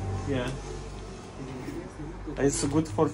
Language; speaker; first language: English; non-native, learner; Lithuanian